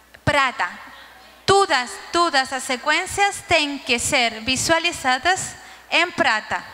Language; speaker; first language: Portuguese; non-native, learner; Spanish